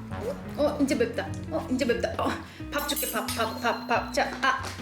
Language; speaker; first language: Korean; native; Korean